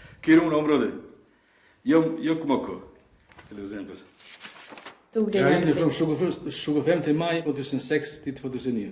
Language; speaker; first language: Swedish; non-native, learner; Albanian